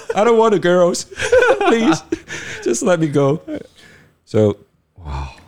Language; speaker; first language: English; non-native, local second language; Cantonese